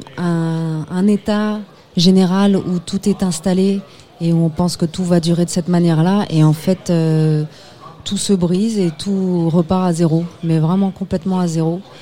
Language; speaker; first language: French; early bilingual, other home language; Spanish